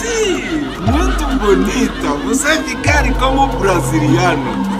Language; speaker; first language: Portuguese; non-native, learner; Kinyarwanda